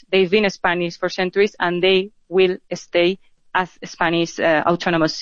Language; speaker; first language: English; non-native, fluent; Spanish